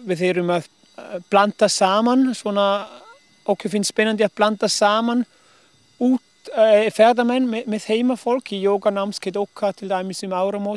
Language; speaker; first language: Icelandic; non-native, learner; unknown